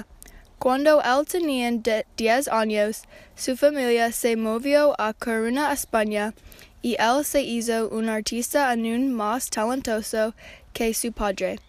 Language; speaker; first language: Spanish; non-native, learner; English